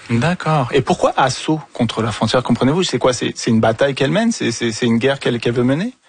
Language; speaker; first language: French; early bilingual, other home language; Arabic